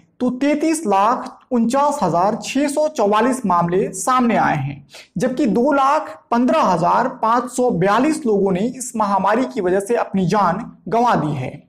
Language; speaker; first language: Hindi; native; Hindi